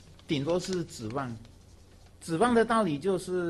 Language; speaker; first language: Chinese; native; Chinese